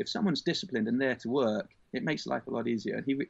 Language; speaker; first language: English; native; English